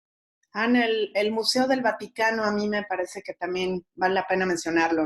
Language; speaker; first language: Spanish; native; Spanish